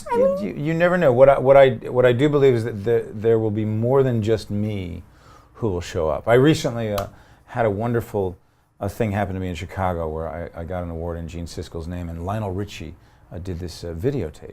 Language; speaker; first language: English; native; English